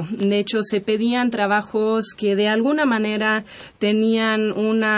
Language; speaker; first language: Spanish; non-native, fluent; German